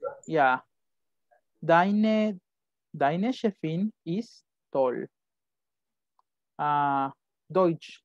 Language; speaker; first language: German; non-native, fluent; Spanish